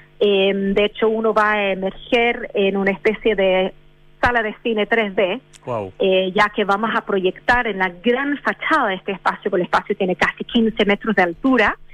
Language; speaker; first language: Spanish; non-native, fluent; English